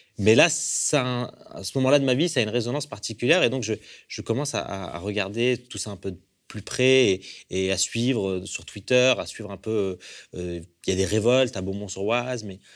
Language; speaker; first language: French; early bilingual, other home language; Arabic